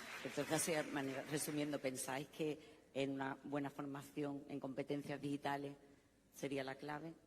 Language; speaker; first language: Spanish; native; Spanish